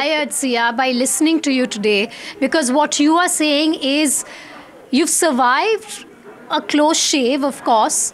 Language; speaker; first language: English; non-native, local second language; Hindi